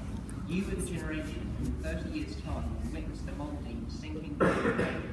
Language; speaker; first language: English; native; English